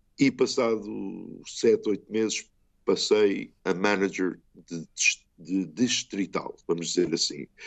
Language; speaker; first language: Portuguese; early bilingual, heritage; Portuguese